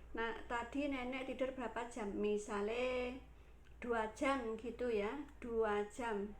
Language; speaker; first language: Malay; non-native, local second language; Javanese